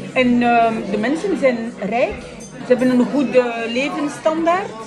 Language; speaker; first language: Dutch; non-native, fluent; French